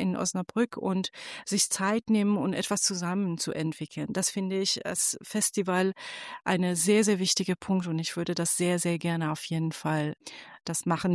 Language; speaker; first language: German; non-native, fluent; Persian